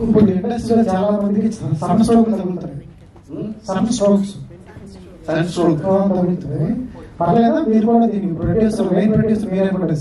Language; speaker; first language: Telugu; native; Telugu